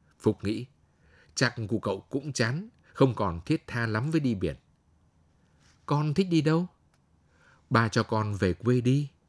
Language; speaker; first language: Vietnamese; native; Vietnamese